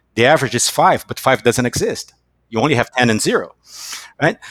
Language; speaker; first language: English; non-native, fluent; Portuguese